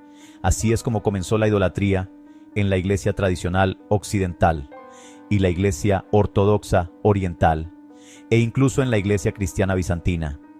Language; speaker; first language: Spanish; native; Spanish